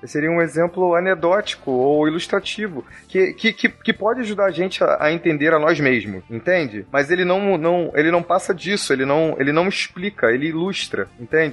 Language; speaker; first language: Portuguese; native; Portuguese